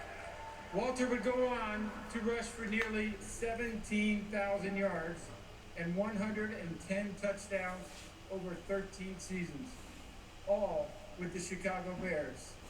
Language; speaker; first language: English; native; English